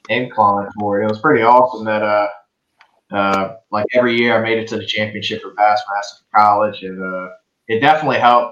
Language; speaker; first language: English; native; English